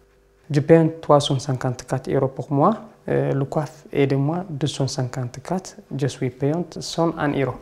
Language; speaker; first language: French; non-native, learner; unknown